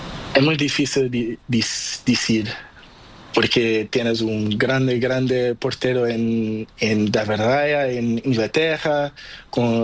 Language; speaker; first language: Spanish; non-native, learner; Portuguese